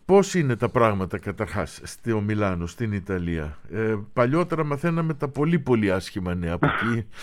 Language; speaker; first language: Greek; native; Greek